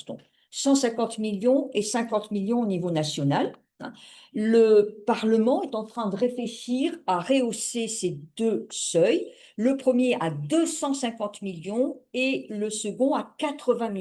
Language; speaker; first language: French; native; French